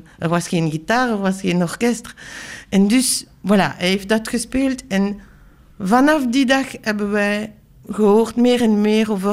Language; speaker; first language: Dutch; non-native, local second language; French